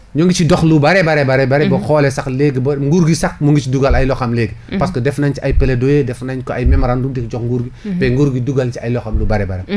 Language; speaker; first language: Wolof; non-native, local second language; Fula